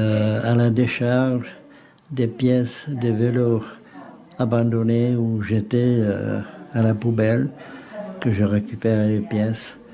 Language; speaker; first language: French; non-native, fluent; Czech